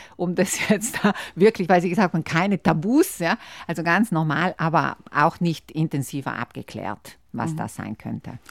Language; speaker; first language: German; native; German